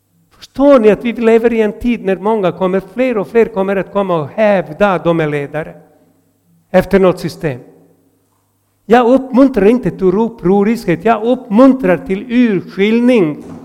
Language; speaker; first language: Swedish; non-native, fluent; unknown